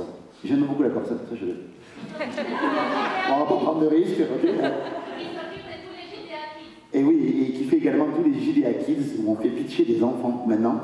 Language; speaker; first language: French; native; French